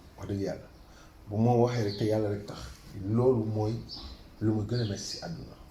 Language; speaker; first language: Wolof; native; Wolof